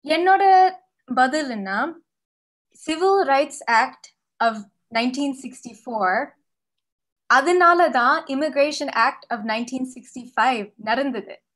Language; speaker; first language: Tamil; early bilingual, heritage; Tamil